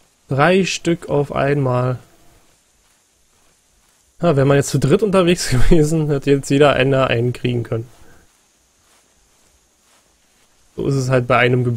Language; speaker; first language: German; native; German